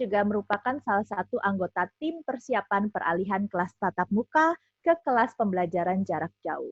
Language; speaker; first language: Indonesian; native; Indonesian